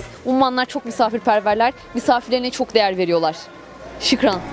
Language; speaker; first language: Turkish; native; Turkish